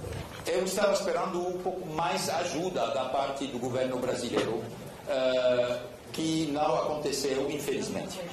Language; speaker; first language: Portuguese; non-native, fluent; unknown